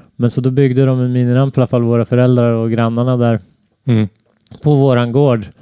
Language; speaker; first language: Swedish; native; Swedish